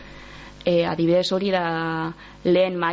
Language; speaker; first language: Basque; non-native, local second language; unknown